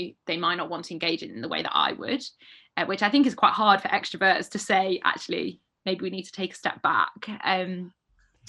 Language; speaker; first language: English; native; English